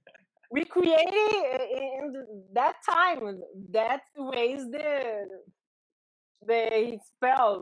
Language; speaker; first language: English; non-native, learner; Portuguese